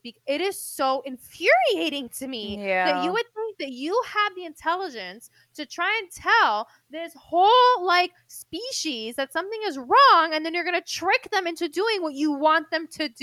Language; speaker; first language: English; non-native, fluent; Spanish